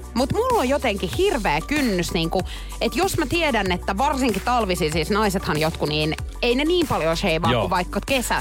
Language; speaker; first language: Finnish; native; Finnish